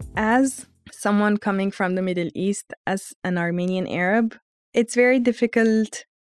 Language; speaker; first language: English; early bilingual, heritage; Armenian